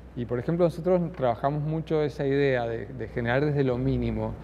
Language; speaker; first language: Spanish; native; Spanish